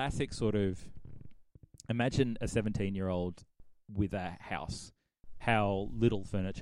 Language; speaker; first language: English; native; English